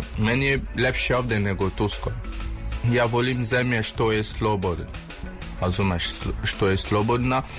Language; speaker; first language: Serbian; non-native, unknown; French